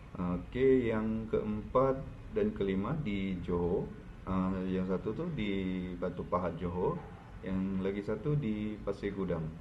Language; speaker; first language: Malay; non-native, local second language; Chinese